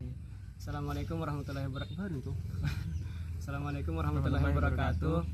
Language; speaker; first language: Indonesian; native; Indonesian